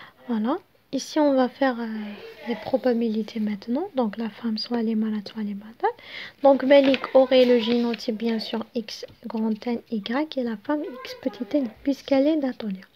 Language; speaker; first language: French; non-native, local second language; Arabic